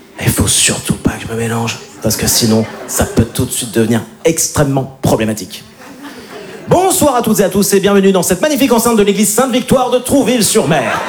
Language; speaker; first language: French; native; French